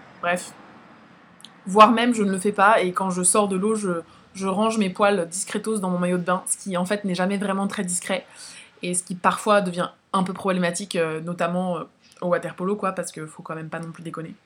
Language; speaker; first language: French; native; French